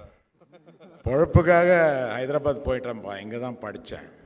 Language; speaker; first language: Tamil; non-native, local second language; Telugu